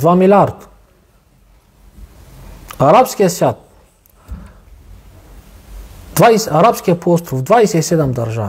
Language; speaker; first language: Bulgarian; non-native, local second language; Turkish